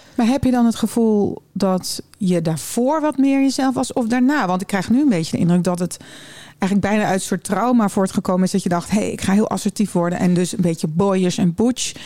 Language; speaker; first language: Dutch; early bilingual, other home language; German